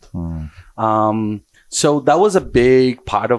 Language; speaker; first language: English; early bilingual, other home language; Portuguese